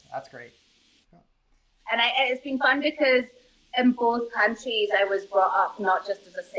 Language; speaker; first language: English; native; English